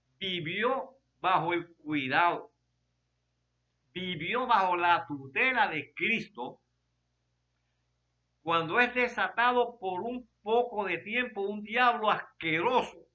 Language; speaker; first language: Spanish; native; Spanish